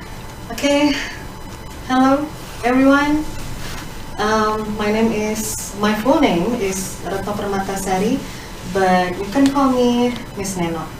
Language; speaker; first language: English; non-native, fluent; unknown